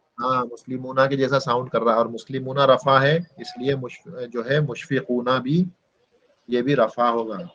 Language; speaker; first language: Urdu; native; Urdu